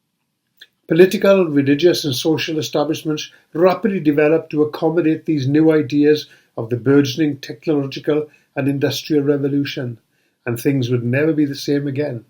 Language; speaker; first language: English; native; English